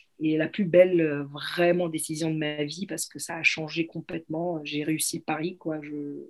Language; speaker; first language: French; early bilingual, other home language; Arabic